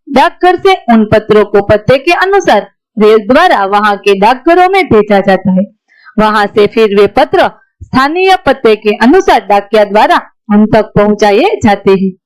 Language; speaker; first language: Hindi; non-native, local second language; Gujarati